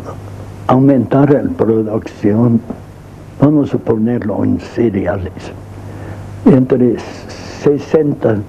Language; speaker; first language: Spanish; non-native, fluent; English